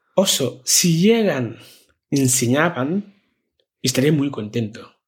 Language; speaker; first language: Spanish; non-native, fluent; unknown